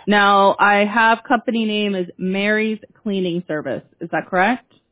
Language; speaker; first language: English; early bilingual, other home language; Spanish